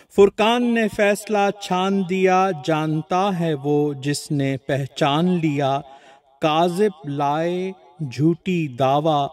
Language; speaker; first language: Urdu; non-native, local second language; Sindhi